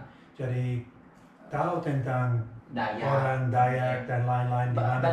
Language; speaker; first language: Indonesian; non-native, fluent; English